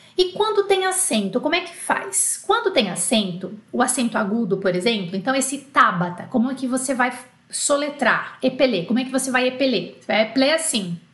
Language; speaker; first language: Portuguese; native; Portuguese